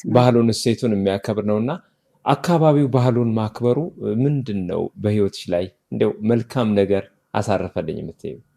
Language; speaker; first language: Amharic; native; Amharic